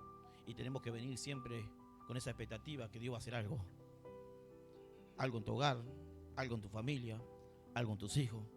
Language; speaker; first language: Spanish; native; Spanish